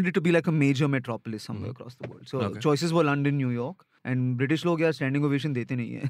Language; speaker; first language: English; non-native, local second language; Hindi